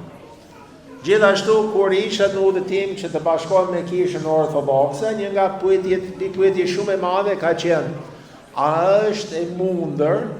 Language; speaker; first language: Albanian; non-native, fluent; English